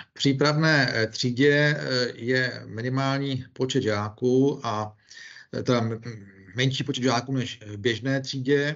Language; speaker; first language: Czech; native; Czech